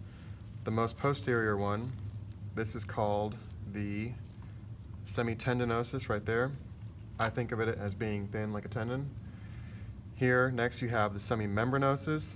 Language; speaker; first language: English; native; English